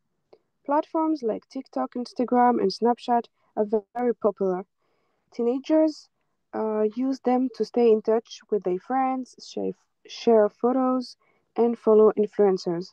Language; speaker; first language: English; non-native, fluent; French